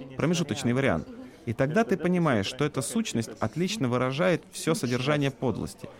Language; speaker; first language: Russian; non-native, local second language; Lithuanian